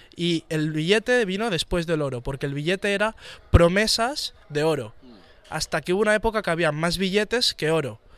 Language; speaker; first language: Spanish; native; Spanish